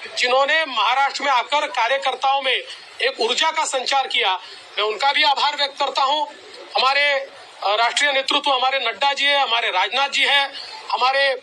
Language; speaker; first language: Hindi; non-native, local second language; Marathi